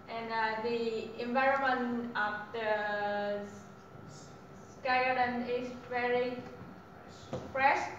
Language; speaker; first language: English; non-native, learner; Vietnamese